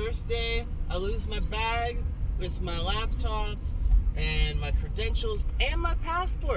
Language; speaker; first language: English; native; English